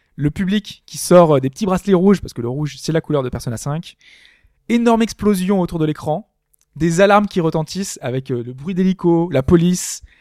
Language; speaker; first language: French; native; French